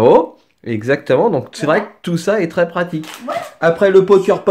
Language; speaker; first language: French; native; French